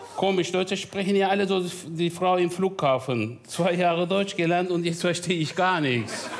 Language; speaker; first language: German; non-native, fluent; Turkish